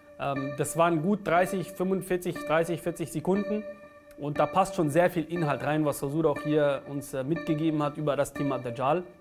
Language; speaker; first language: German; native; German